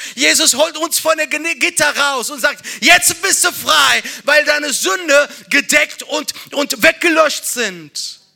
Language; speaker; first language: German; non-native, fluent; Italian